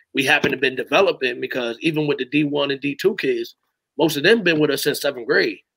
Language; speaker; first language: English; native; English